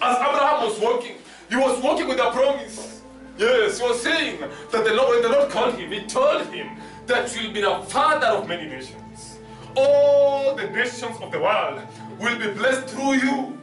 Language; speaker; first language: English; non-native, local second language; Swahili